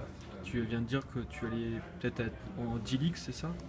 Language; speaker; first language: French; native; French